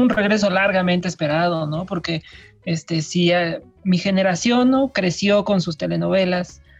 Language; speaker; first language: Spanish; native; Spanish